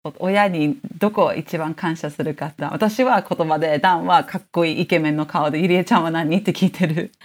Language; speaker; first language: Japanese; early bilingual, heritage; Japanese